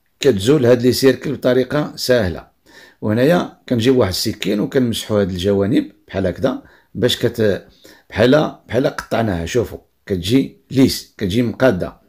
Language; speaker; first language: Arabic; native; Arabic